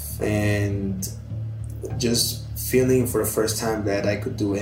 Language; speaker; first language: English; native; English